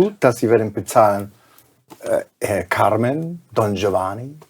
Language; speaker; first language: German; non-native, fluent; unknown